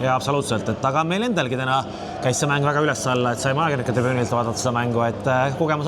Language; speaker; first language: Estonian; native; Estonian